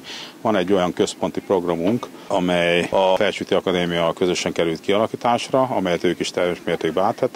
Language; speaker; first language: Hungarian; native; Hungarian